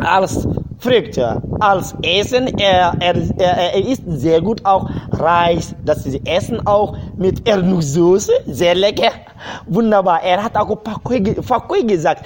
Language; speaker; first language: German; non-native, fluent; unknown